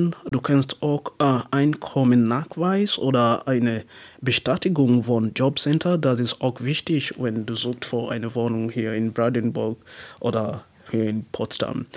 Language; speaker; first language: German; non-native, learner; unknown